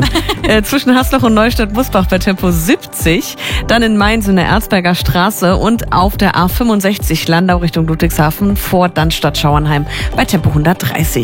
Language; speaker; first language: German; native; German